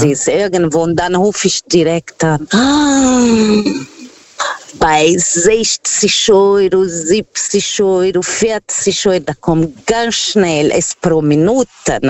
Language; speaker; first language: German; non-native, fluent; Portuguese